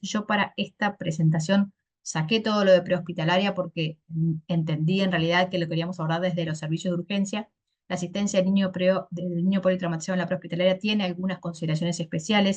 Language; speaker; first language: Spanish; native; Spanish